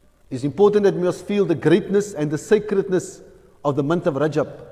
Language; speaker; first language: English; native; English